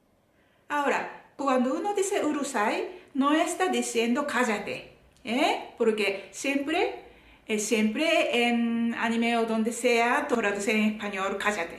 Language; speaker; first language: Spanish; non-native, fluent; Japanese